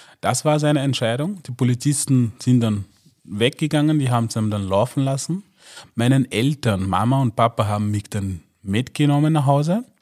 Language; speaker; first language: German; non-native, fluent; Mossi